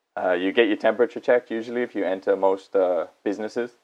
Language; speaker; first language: English; native; English